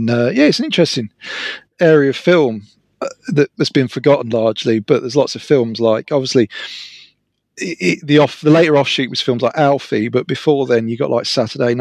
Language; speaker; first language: English; native; English